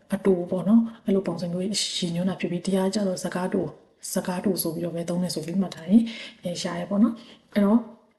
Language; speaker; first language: Burmese; native; Burmese